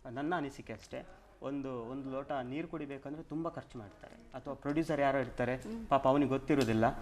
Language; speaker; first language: Kannada; native; Kannada